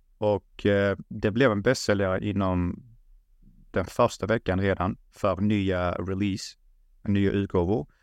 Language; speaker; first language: Swedish; early bilingual, other home language; Russian